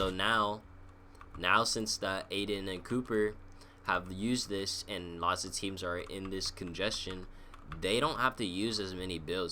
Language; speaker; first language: English; native; English